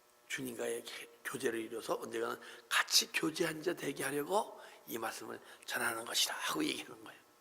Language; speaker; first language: Korean; native; Korean